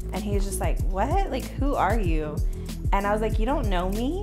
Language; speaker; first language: English; native; English